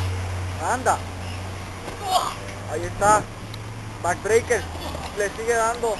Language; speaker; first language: Spanish; native; Spanish